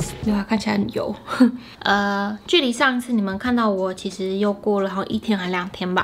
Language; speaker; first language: Chinese; native; Chinese